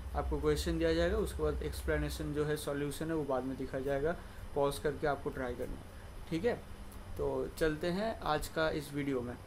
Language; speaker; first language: Hindi; non-native, local second language; Bangla